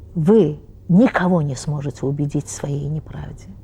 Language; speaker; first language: Russian; non-native, local second language; Azerbaijani